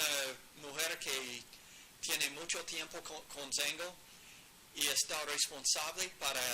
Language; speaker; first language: Spanish; non-native, learner; English